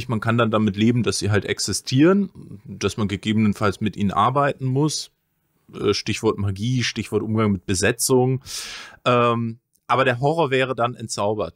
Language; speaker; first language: German; native; German